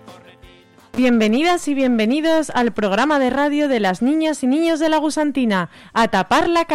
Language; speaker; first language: Spanish; native; Spanish